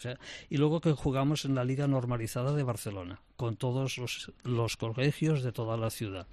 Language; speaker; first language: Spanish; non-native, local second language; Catalan